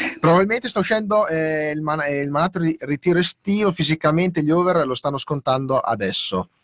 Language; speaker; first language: Italian; native; Italian